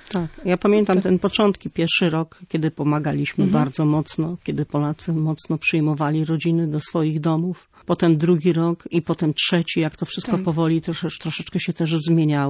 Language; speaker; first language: Polish; native; Polish